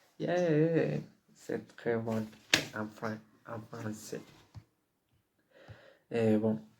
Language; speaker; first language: French; non-native, learner; Spanish